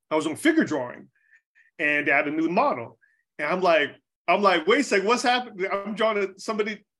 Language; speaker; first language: English; native; English